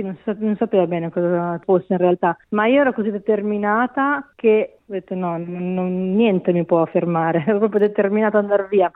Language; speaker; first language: Italian; native; Italian